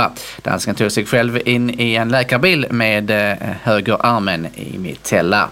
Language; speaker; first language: Swedish; native; Swedish